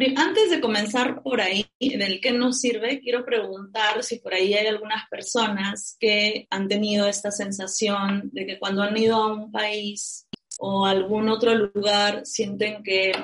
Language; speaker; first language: Spanish; native; Spanish